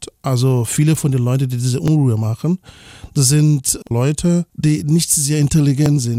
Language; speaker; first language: German; non-native, fluent; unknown